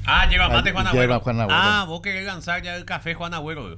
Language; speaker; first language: Spanish; native; Spanish